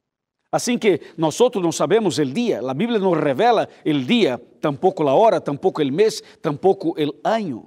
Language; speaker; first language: Spanish; non-native, fluent; Portuguese